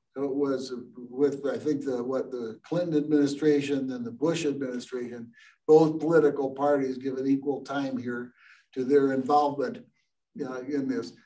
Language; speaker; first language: English; native; English